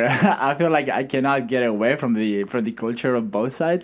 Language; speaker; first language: English; non-native, fluent; Spanish